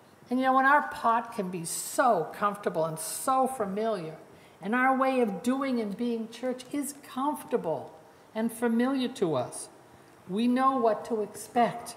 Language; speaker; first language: English; native; English